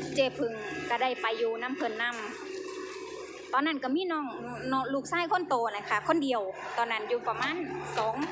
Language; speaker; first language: Thai; native; Thai